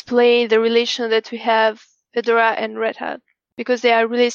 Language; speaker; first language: English; non-native, fluent; Albanian